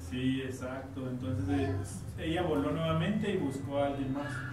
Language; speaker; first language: Spanish; native; Spanish